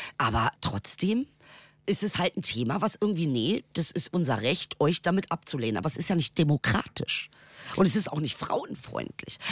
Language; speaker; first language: German; early bilingual, other home language; Turkish